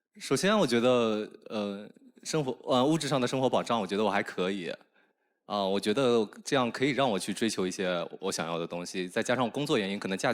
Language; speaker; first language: Chinese; native; Chinese